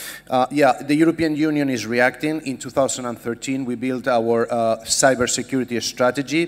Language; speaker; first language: English; non-native, fluent; Spanish